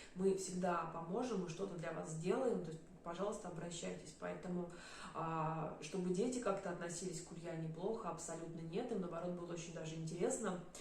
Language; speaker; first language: Russian; native; Russian